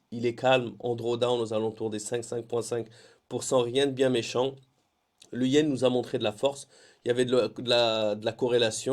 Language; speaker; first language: French; native; French